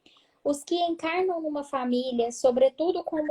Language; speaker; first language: Portuguese; native; Portuguese